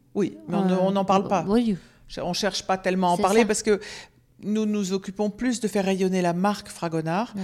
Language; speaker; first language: French; native; French